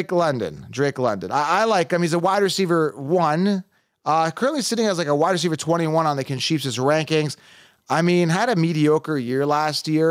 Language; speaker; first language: English; native; English